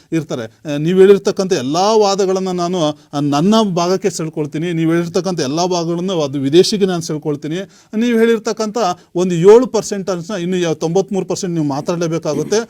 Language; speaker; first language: Kannada; native; Kannada